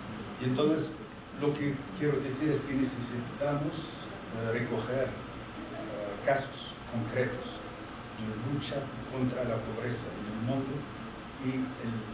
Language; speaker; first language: Spanish; non-native, fluent; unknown